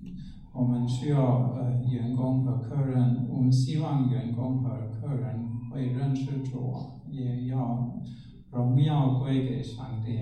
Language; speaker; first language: Chinese; non-native, fluent; German